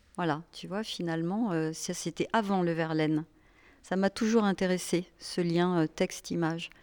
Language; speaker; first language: French; native; French